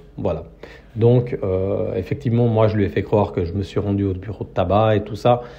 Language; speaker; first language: French; native; French